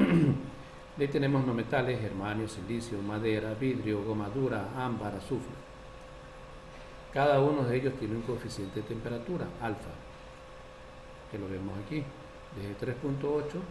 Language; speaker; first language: Spanish; native; Spanish